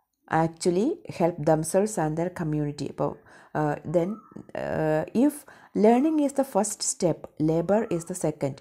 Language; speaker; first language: English; non-native, local second language; Malayalam